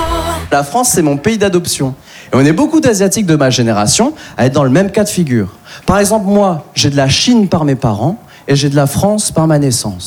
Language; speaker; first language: French; native; French